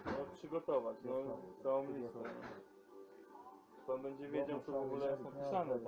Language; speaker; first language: Polish; native; Polish